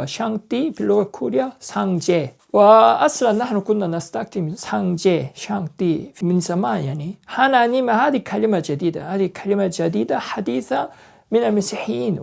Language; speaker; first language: Arabic; non-native, learner; Korean